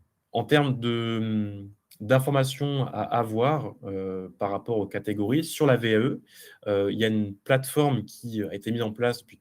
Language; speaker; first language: French; native; French